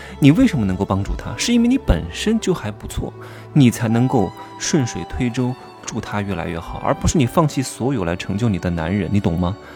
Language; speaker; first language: Chinese; native; Chinese